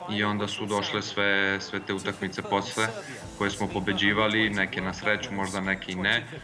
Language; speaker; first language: Serbian; early bilingual, heritage; Serbian